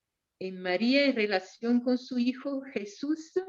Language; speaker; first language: Spanish; non-native, fluent; Portuguese